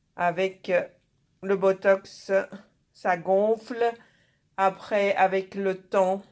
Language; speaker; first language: French; non-native, local second language; Arabic